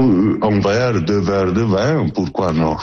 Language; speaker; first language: French; non-native, learner; Italian